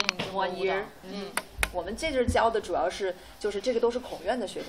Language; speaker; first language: Chinese; native; Chinese